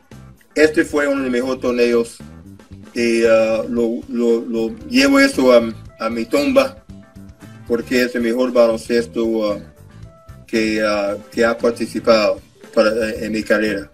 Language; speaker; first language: Spanish; non-native, fluent; English